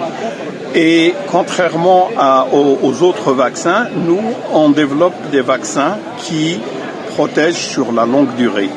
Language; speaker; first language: French; native; French